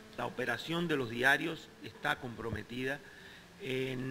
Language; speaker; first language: Spanish; native; Spanish